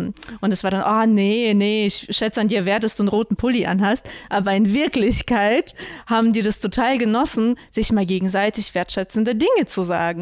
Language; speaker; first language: German; native; German